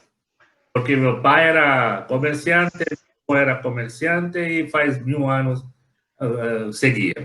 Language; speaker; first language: Portuguese; non-native, fluent; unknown